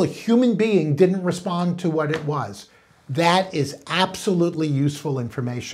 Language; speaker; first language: English; native; English